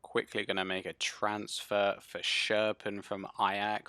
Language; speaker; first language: English; native; English